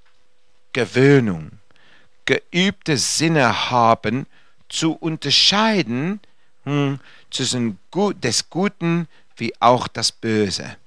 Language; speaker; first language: German; non-native, fluent; English